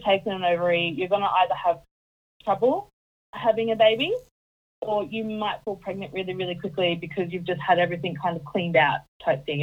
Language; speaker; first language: English; native; English